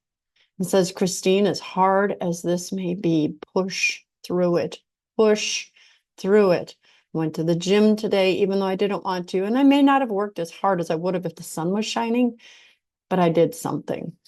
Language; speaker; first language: English; native; English